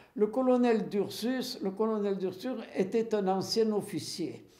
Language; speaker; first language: French; native; French